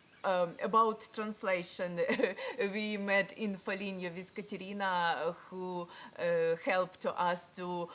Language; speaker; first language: English; non-native, learner; Ukrainian